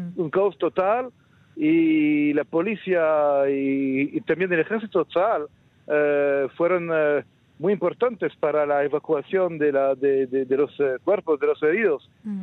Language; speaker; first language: Spanish; non-native, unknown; French